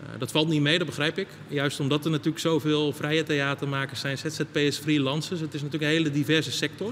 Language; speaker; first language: Dutch; native; Dutch